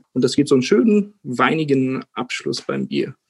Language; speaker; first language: German; non-native, fluent; English